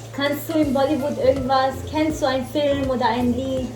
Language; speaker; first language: German; early bilingual, other home language; Urdu